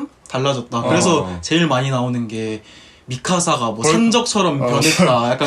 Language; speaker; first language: Korean; native; Korean